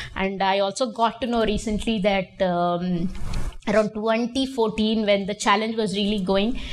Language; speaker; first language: English; non-native, local second language; Telugu